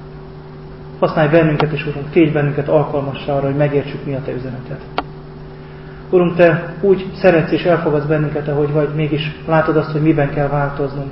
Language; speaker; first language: Hungarian; native; Hungarian